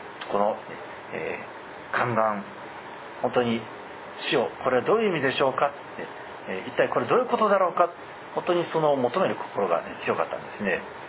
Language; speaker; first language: Japanese; native; Japanese